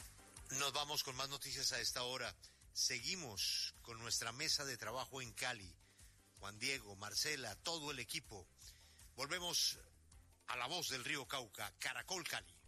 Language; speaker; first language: Spanish; native; Spanish